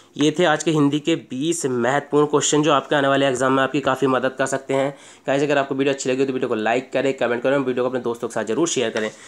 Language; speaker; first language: Hindi; native; Hindi